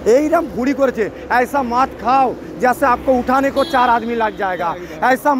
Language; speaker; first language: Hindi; non-native, local second language; Bangla